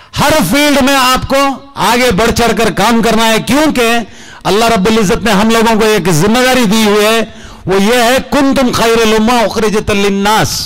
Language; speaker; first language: Hindi; non-native, local second language; Kannada